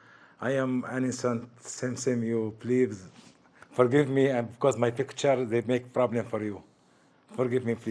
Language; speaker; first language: English; non-native, learner; Arabic